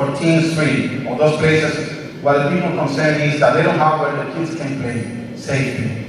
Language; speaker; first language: English; non-native, learner; Spanish